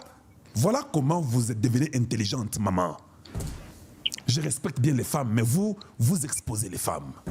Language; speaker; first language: French; non-native, local second language; Lingala